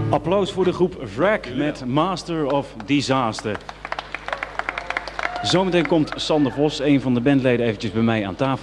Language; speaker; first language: Dutch; native; Dutch